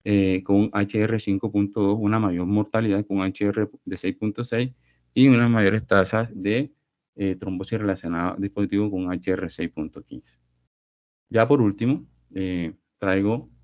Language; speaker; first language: Spanish; native; Spanish